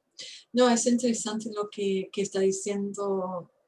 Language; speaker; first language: Spanish; non-native, fluent; English